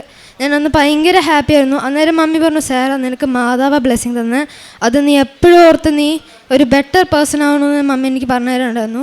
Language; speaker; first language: Malayalam; early bilingual, heritage; Malayalam